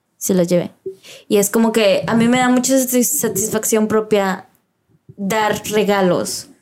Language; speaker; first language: Spanish; early bilingual, heritage; Spanish